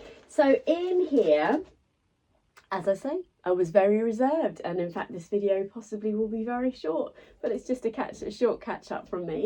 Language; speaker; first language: English; native; English